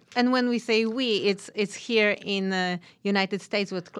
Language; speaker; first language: English; non-native, fluent; Polish